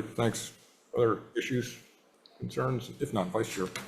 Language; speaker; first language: English; native; English